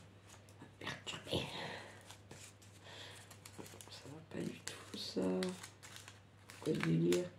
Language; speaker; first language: French; native; French